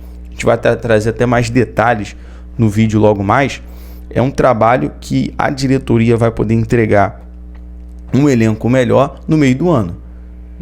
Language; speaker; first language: Portuguese; native; Portuguese